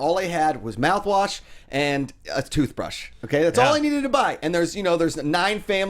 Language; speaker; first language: English; native; English